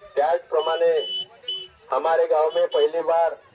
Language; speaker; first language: Hindi; non-native, local second language; Marathi